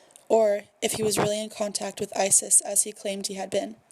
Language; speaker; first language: English; native; English